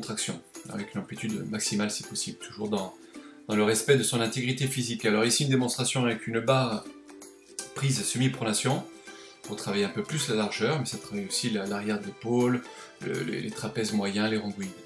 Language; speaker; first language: French; native; French